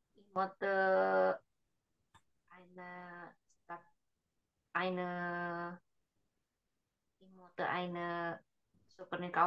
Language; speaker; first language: German; non-native, learner; Indonesian